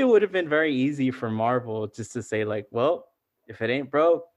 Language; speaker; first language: English; early bilingual, other home language; Spanish